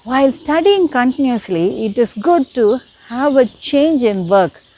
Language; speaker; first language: English; non-native, local second language; Tamil